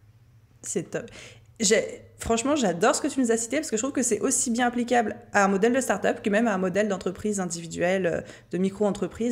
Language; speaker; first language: French; native; French